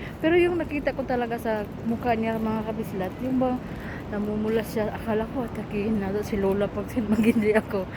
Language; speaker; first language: Filipino; non-native, local second language; Cebuano